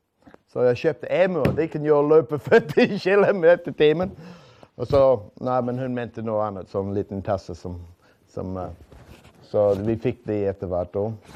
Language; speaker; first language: Norwegian; non-native, fluent; English